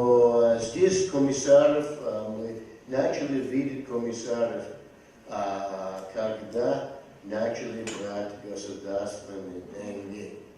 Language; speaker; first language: Russian; non-native, fluent; English